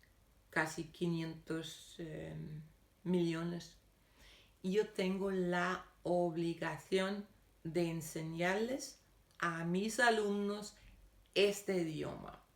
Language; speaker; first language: Spanish; non-native, fluent; Danish